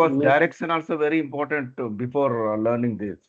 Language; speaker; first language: English; non-native, learner; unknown